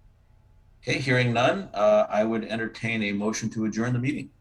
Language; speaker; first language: English; native; English